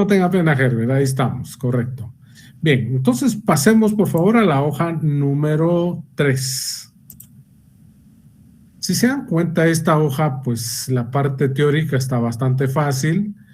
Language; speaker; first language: Spanish; native; Spanish